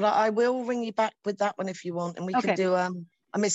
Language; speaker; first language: English; native; English